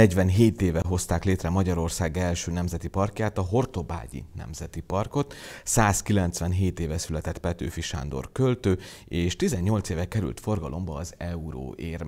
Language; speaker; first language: Hungarian; native; Hungarian